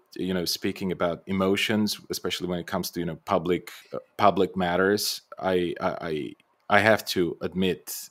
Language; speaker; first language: English; non-native, fluent; Bulgarian